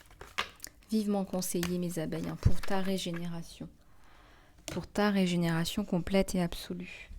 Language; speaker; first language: French; native; French